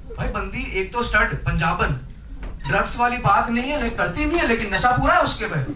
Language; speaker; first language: Hindi; non-native, local second language; Bangla